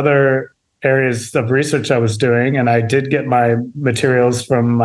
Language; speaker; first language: English; native; English